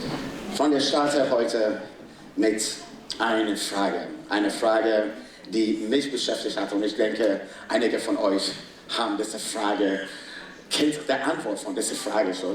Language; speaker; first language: German; non-native, fluent; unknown